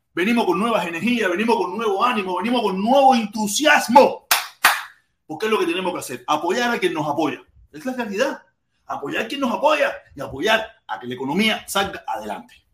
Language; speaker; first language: Spanish; native; Spanish